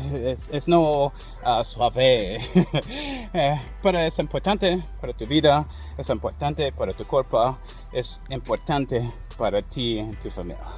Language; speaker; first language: Spanish; non-native, learner; English